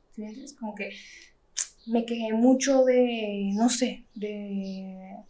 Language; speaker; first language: Spanish; native; Spanish